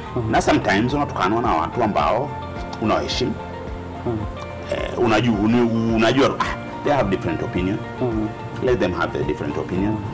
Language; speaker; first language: Swahili; native; Swahili